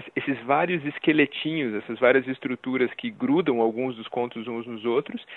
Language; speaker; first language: Portuguese; native; Portuguese